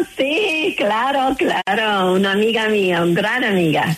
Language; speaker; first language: Spanish; non-native, fluent; English